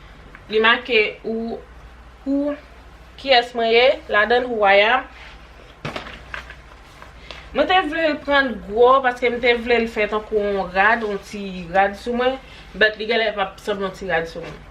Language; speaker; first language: French; non-native, local second language; Haitian Creole